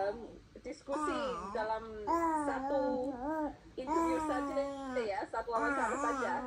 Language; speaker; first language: Indonesian; non-native, fluent; English